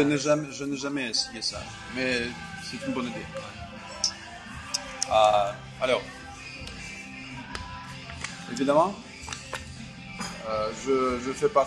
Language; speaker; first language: French; non-native, fluent; Russian